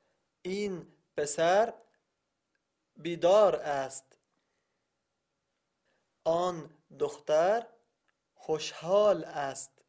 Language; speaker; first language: Persian; non-native, learner; Arabic